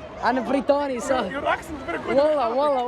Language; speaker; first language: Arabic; non-native, learner; English